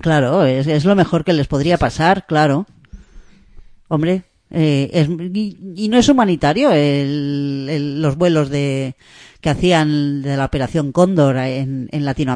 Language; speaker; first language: Spanish; native; Spanish